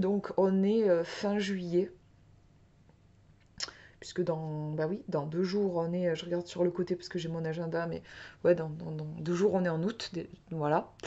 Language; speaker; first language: French; native; French